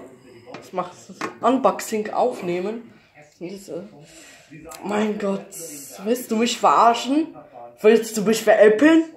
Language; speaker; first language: German; non-native, learner; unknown